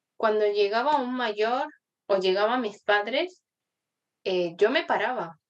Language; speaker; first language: Spanish; early bilingual, other home language; Korean